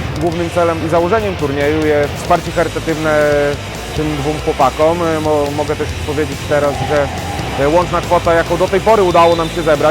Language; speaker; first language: Polish; native; Polish